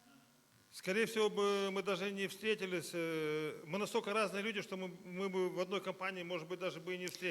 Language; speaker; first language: Russian; native; Russian